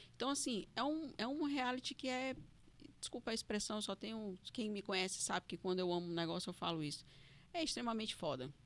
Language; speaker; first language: Portuguese; native; Portuguese